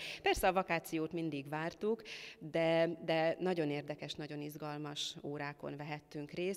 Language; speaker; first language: Hungarian; native; Hungarian